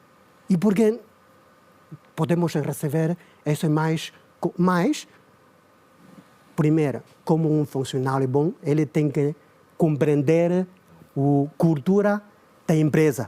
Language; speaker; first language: Portuguese; non-native, learner; Chinese